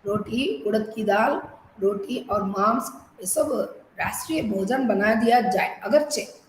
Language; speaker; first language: Hindi; non-native, local second language; Telugu